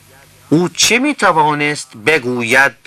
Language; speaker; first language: Persian; non-native, fluent; Urdu